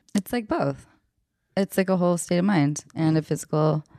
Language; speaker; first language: English; native; English